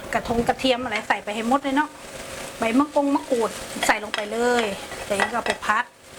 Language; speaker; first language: Thai; native; Thai